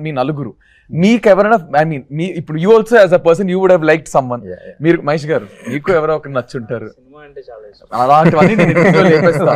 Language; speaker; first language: Telugu; native; Telugu